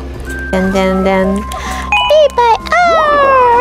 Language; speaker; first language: Chinese; non-native, fluent; Japanese